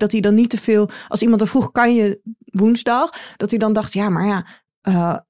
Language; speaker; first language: Dutch; native; Dutch